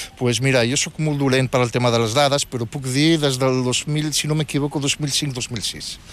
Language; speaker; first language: Catalan; non-native, fluent; Riffian